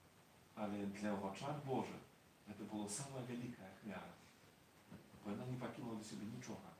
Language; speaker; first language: Polish; non-native, learner; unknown